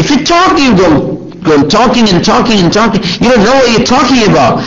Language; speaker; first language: English; non-native, local second language; Malayalam